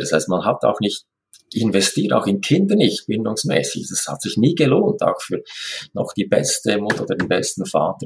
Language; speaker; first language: German; native; German